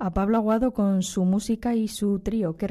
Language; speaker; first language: Spanish; native; Spanish